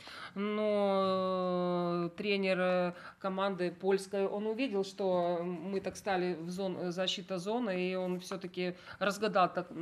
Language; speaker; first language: Russian; native; Russian